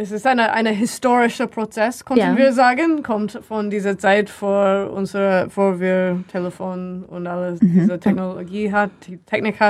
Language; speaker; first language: German; non-native, learner; English